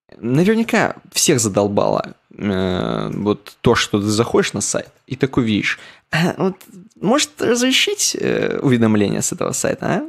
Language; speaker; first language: Russian; native; Russian